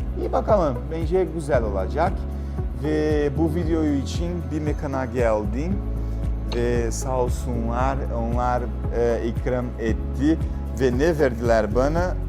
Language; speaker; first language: Turkish; non-native, learner; Portuguese